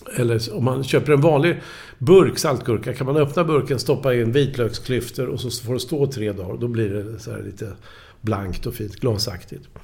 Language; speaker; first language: Swedish; native; Swedish